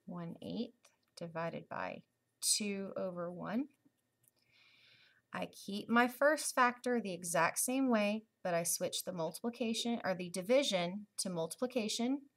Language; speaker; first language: English; native; English